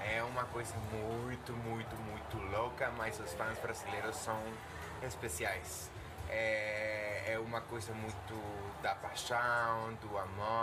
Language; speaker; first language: Portuguese; non-native, fluent; Spanish